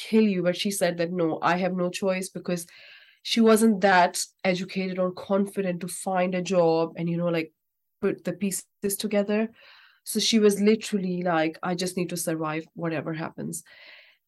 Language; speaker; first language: English; non-native, local second language; Urdu